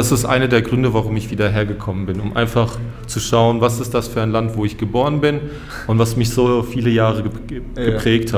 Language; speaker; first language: German; early bilingual, other home language; Russian